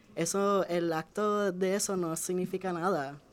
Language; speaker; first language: Spanish; native; Spanish